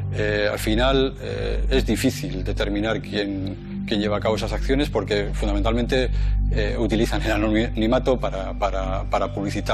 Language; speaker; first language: Spanish; native; Spanish